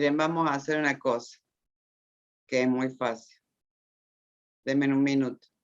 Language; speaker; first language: Spanish; native; Spanish